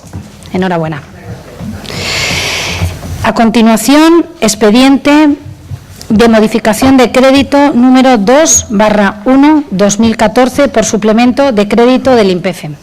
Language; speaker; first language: Spanish; native; Spanish